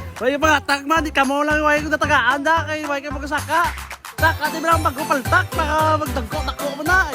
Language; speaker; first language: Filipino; non-native, local second language; Hiligaynon